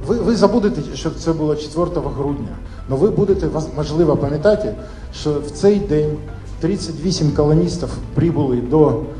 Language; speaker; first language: Ukrainian; non-native, local second language; Russian